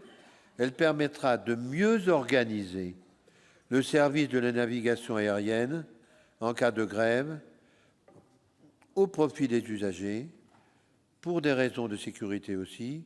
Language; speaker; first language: French; native; French